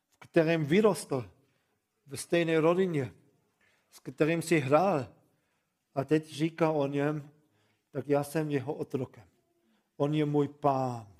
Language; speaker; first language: Czech; non-native, fluent; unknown